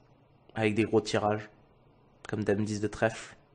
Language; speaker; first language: French; native; French